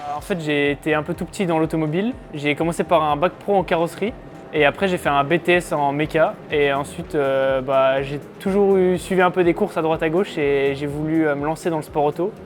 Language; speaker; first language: French; native; French